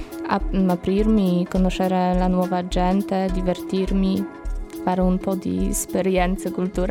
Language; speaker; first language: Italian; non-native, learner; Polish